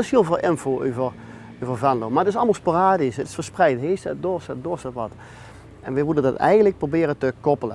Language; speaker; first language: Dutch; native; Dutch